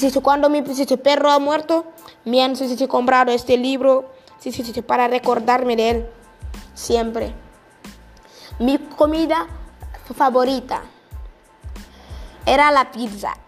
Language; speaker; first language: Spanish; non-native, learner; French